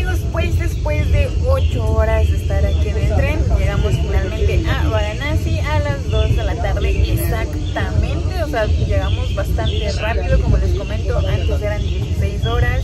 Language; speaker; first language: Spanish; native; Spanish